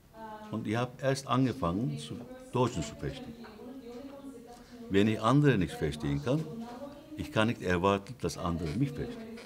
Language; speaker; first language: German; non-native, fluent; Turkish